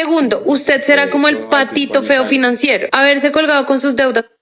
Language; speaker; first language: Spanish; native; Spanish